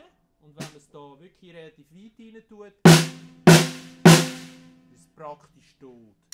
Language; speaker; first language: German; native; German